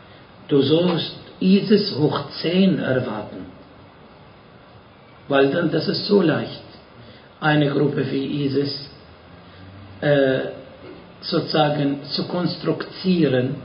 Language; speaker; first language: German; non-native, fluent; Arabic